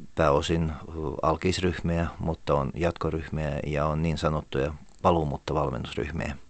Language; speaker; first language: Finnish; early bilingual, heritage; Finnish